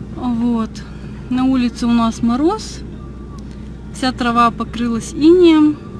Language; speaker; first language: Russian; native; Russian